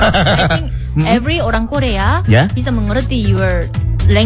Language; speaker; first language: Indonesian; non-native, learner; Korean